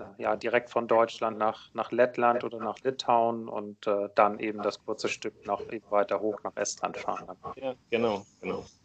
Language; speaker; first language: German; native; German